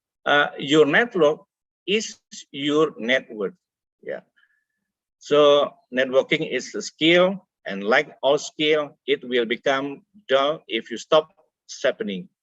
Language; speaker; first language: English; non-native, fluent; Indonesian